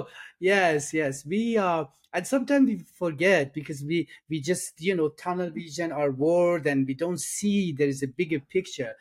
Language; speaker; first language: English; non-native, fluent; Persian